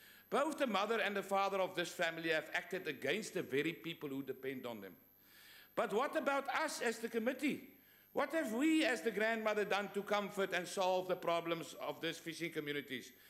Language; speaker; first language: English; non-native, local second language; Afrikaans